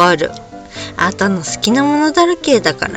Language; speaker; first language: Japanese; native; Japanese